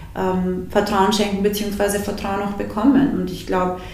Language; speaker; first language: German; early bilingual, other home language; Bosnian